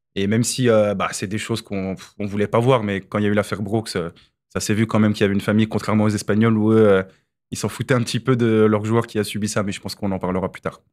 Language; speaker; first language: French; native; French